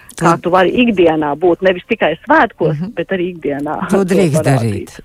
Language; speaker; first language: Latvian; native; Latvian